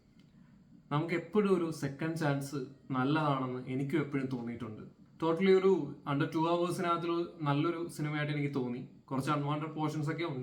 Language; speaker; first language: Malayalam; native; Malayalam